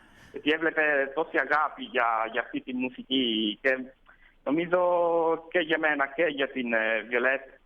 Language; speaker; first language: Greek; non-native, fluent; Italian